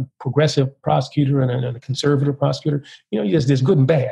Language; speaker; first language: English; native; English